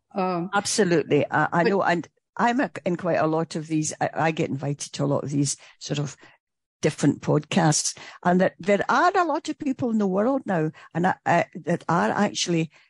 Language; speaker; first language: English; native; English